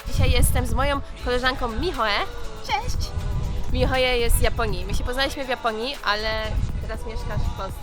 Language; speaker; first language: Polish; early bilingual, heritage; English